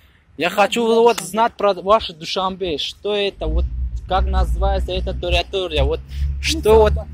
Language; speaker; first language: Russian; non-native, fluent; Tajik